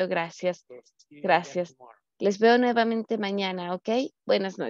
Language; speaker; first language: Spanish; native; Spanish